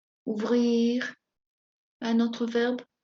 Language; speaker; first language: French; non-native, fluent; Spanish